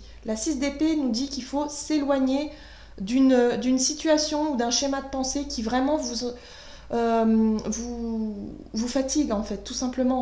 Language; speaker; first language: French; native; French